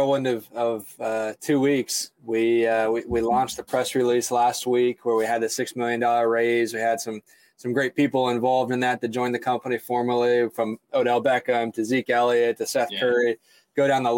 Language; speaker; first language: English; native; English